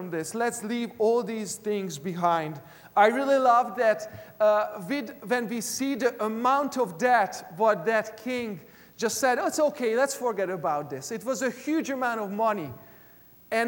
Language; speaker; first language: English; non-native, fluent; Hungarian